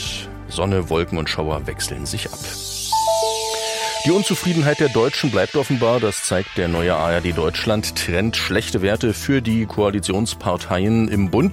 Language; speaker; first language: German; native; German